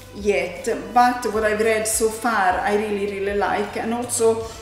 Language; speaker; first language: English; non-native, fluent; Italian